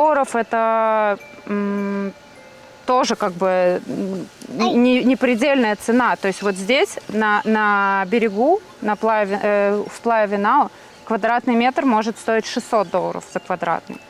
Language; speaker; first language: Russian; native; Russian